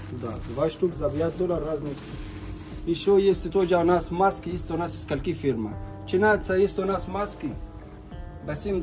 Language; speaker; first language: Russian; non-native, learner; Arabic